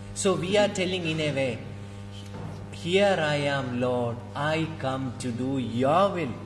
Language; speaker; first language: English; non-native, local second language; Malayalam